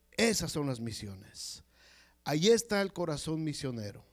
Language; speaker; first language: Spanish; native; Spanish